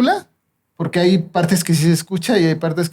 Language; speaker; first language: Spanish; native; Spanish